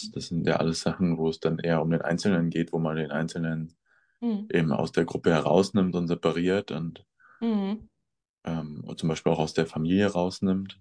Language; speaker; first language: German; native; German